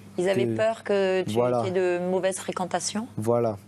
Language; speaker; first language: French; native; French